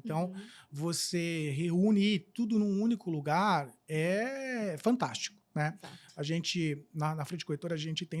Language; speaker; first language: Portuguese; native; Portuguese